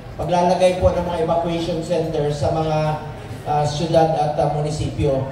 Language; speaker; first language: Filipino; non-native, local second language; Cebuano